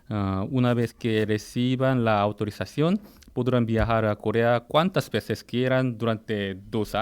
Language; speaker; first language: Spanish; non-native, fluent; Korean